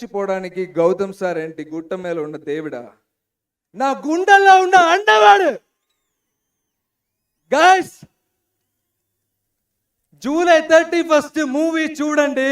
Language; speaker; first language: Telugu; non-native, learner; Malayalam